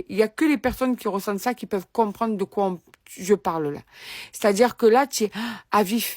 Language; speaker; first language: French; native; French